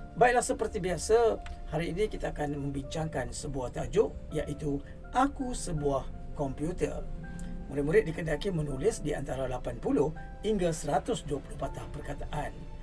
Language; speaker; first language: Malay; non-native, local second language; Tamil